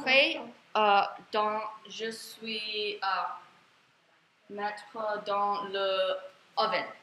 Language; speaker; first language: French; non-native, learner; English